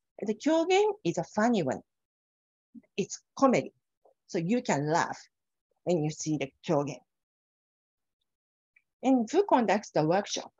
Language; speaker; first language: English; non-native, fluent; Japanese